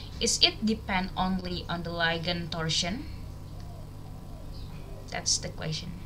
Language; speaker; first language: English; non-native, learner; Indonesian